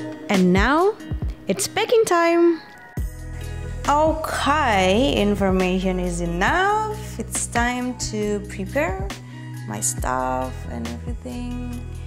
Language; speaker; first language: English; non-native, fluent; Indonesian